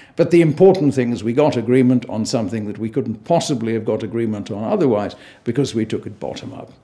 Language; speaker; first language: English; native; English